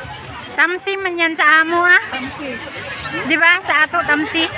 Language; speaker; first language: Filipino; non-native, local second language; Cebuano